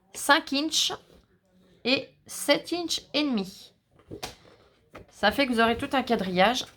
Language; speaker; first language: French; native; French